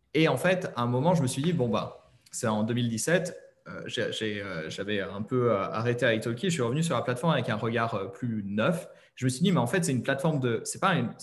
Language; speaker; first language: French; native; French